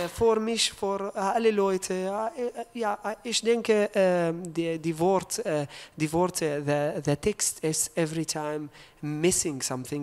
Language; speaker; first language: German; non-native, learner; Arabic